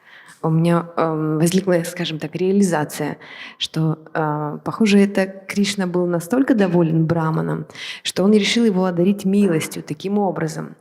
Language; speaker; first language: Russian; native; Russian